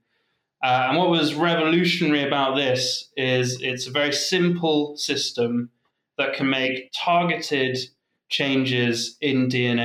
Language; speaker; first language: English; native; English